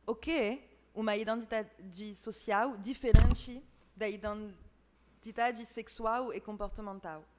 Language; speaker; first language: Portuguese; non-native, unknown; French